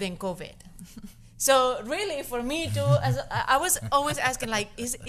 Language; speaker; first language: English; non-native, fluent; Spanish